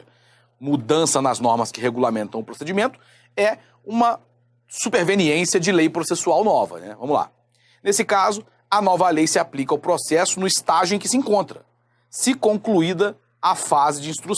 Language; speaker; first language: Portuguese; native; Portuguese